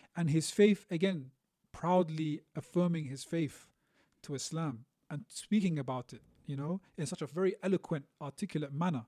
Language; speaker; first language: English; native; English